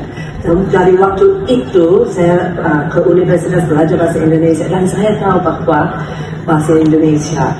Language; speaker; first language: Indonesian; non-native, fluent; English